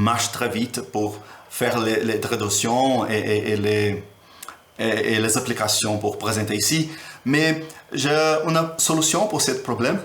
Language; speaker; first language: French; non-native, learner; Portuguese